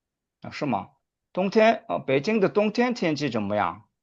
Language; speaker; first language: Chinese; non-native, fluent; Korean